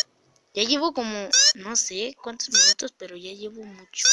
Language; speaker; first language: Spanish; native; Spanish